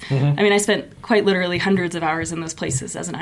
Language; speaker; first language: English; native; English